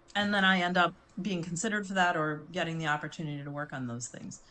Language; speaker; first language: English; native; English